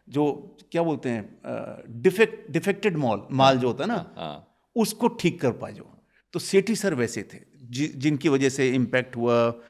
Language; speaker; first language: Hindi; native; Hindi